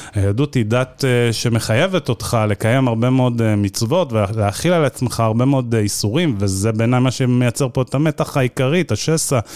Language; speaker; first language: Hebrew; early bilingual, other home language; Arabic